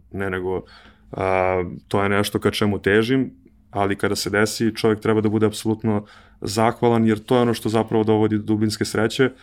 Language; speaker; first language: Serbian; native; Serbian